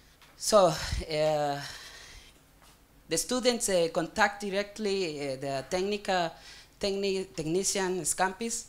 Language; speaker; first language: English; non-native, learner; Spanish